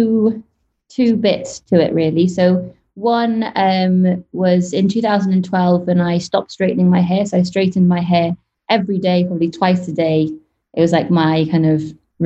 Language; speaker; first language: English; native; English